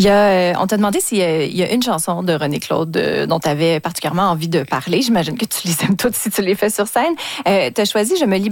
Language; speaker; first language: French; native; French